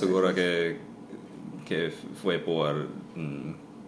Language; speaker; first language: Spanish; non-native, fluent; English